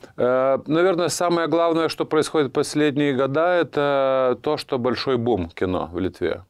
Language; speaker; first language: Russian; non-native, fluent; Lithuanian